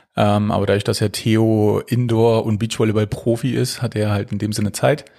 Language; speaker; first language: German; native; German